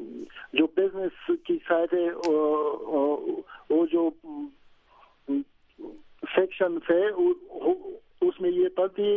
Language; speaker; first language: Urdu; non-native, learner; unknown